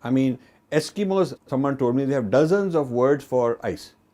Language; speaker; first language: English; non-native, local second language; Hindi